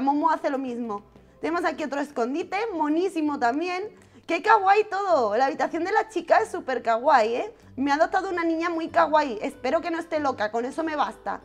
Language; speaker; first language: Spanish; native; Spanish